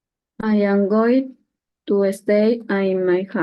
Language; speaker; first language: English; non-native, learner; Spanish